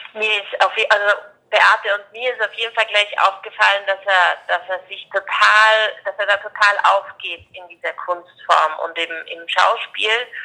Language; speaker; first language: German; native; German